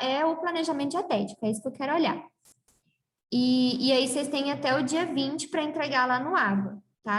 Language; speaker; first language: Portuguese; native; Portuguese